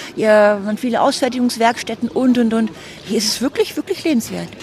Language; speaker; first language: German; native; German